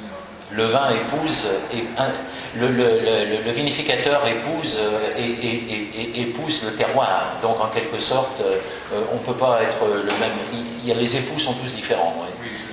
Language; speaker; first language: French; native; French